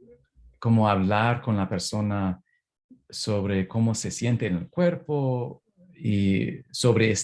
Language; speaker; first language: Spanish; non-native, fluent; English